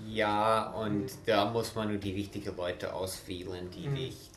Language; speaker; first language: German; non-native, fluent; English